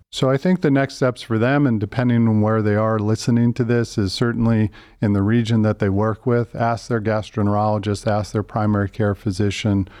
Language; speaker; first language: English; native; English